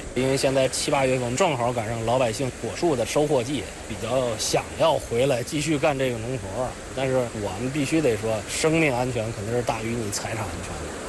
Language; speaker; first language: Chinese; native; Chinese